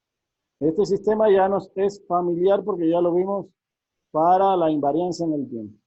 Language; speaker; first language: Spanish; native; Spanish